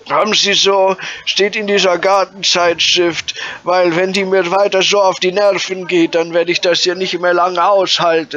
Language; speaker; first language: German; native; German